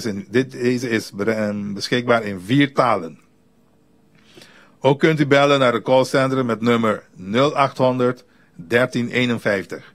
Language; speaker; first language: Dutch; native; Dutch